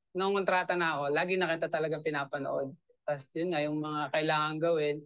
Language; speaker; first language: Filipino; native; Filipino